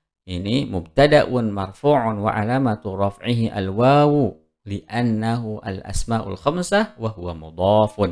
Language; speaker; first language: Arabic; non-native, fluent; Indonesian